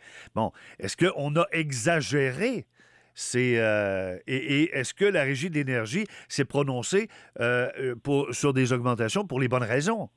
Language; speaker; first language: French; native; French